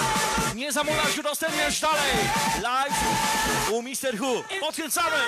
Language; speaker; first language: Polish; native; Polish